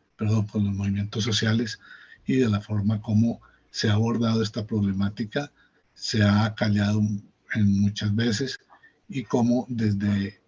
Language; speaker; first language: Spanish; native; Spanish